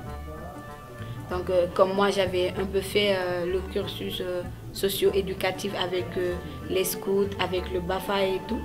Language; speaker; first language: French; non-native, local second language; Wolof